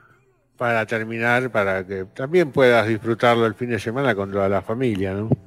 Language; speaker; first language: Spanish; native; Spanish